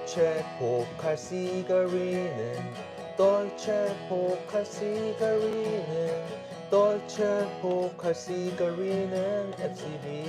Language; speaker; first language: German; non-native, learner; English